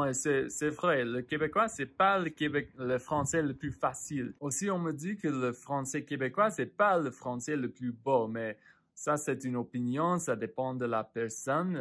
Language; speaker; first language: French; non-native, fluent; English